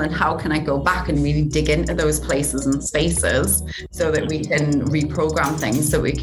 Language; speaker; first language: English; native; English